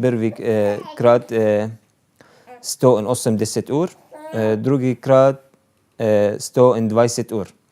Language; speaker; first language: Slovenian; non-native, learner; Arabic